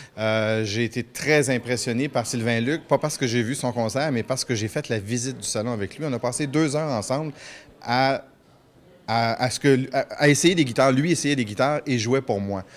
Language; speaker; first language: French; native; French